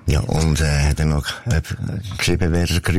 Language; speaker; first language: German; native; German